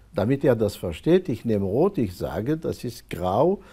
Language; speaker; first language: German; non-native, fluent; Arabic